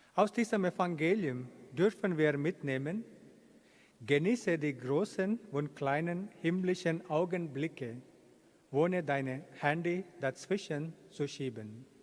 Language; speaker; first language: German; non-native, fluent; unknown